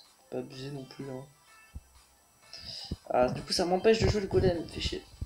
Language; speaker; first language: French; native; French